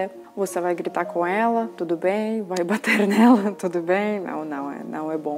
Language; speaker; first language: Portuguese; non-native, fluent; Russian